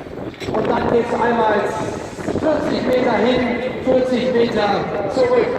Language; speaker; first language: German; native; German